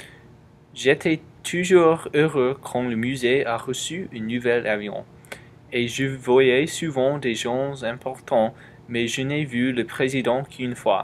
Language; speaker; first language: French; non-native, learner; English